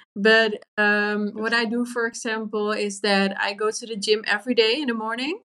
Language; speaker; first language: English; non-native, fluent; Dutch